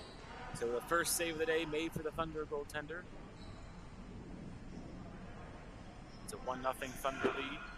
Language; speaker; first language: English; native; English